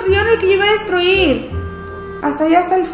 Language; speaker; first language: Spanish; native; Spanish